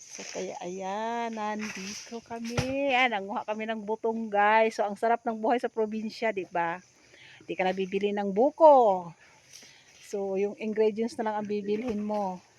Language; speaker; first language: Filipino; non-native, local second language; Cebuano